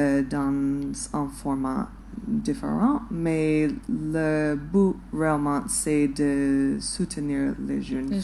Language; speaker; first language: French; non-native, fluent; English